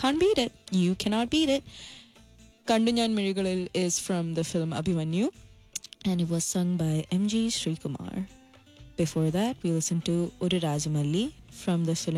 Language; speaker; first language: English; non-native, local second language; Malayalam